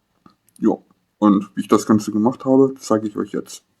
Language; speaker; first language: German; native; German